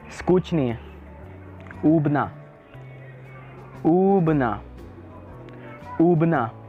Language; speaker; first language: Russian; non-native, learner; Hindi